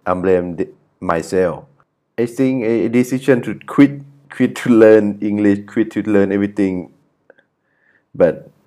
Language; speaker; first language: English; non-native, learner; Thai